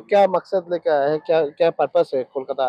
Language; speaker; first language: Hindi; non-native, local second language; Bangla